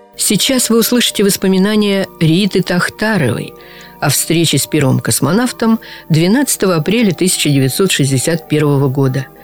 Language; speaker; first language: Russian; native; Russian